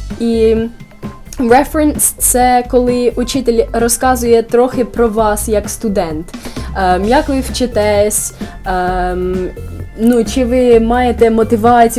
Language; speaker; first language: Ukrainian; early bilingual, heritage; Ukrainian